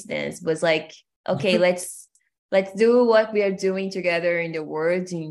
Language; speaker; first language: English; non-native, fluent; Portuguese